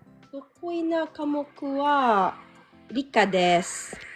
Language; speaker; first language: Japanese; non-native, learner; Filipino